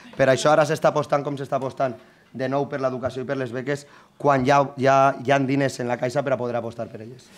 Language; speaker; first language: Catalan; native; Catalan